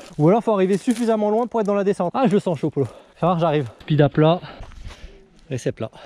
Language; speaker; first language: French; native; French